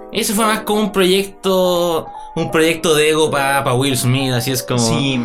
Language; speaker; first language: Spanish; native; Spanish